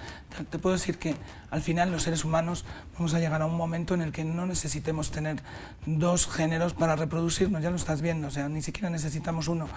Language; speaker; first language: Spanish; native; Spanish